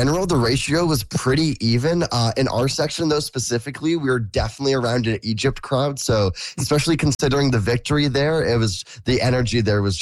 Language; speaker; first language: English; native; English